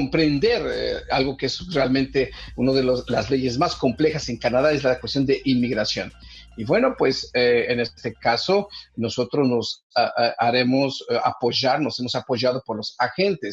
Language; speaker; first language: Spanish; native; Spanish